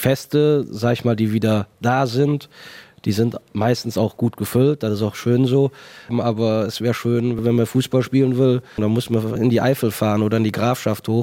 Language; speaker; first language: German; native; German